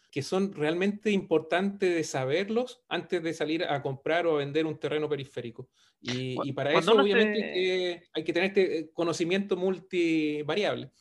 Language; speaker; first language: Spanish; native; Spanish